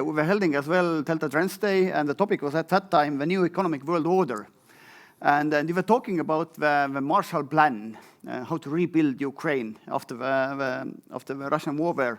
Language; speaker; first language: English; non-native, fluent; Estonian